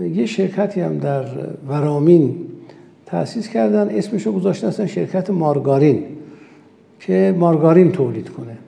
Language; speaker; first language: Persian; non-native, local second language; Azerbaijani